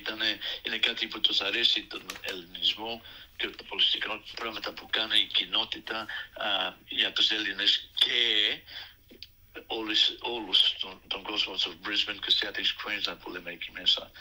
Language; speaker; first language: Greek; early bilingual, heritage; Greek